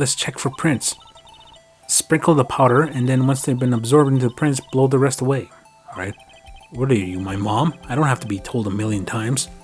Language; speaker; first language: English; native; English